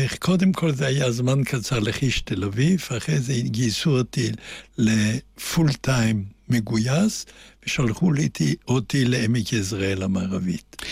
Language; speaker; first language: Hebrew; non-native, fluent; German